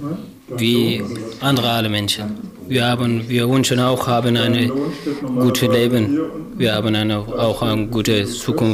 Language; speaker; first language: German; non-native, learner; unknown